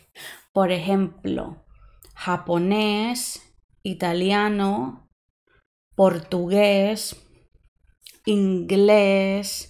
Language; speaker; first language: Spanish; non-native, fluent; English